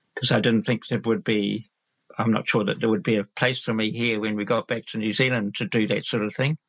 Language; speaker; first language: English; native; English